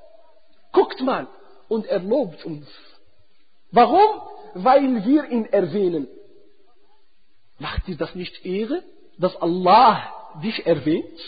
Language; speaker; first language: German; non-native, fluent; Arabic